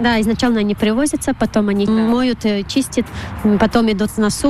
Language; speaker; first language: Russian; non-native, local second language; Latvian